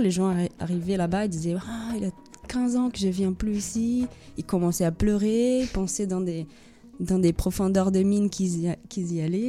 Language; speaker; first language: French; non-native, fluent; Portuguese